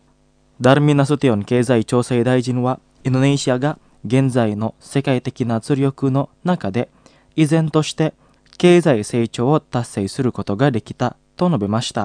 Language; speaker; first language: Japanese; non-native, fluent; Indonesian